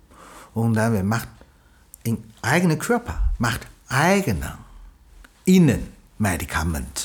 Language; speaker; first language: German; non-native, learner; Chinese